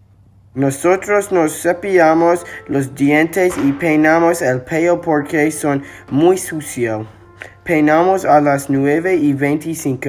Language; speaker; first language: Spanish; non-native, learner; English